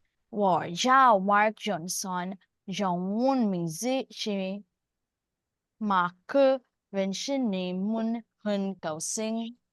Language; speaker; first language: Chinese; non-native, learner; Filipino